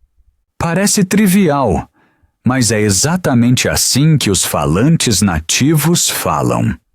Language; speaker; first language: Portuguese; non-native, fluent; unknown